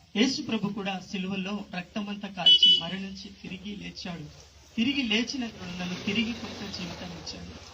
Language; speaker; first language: Telugu; non-native, local second language; Lambadi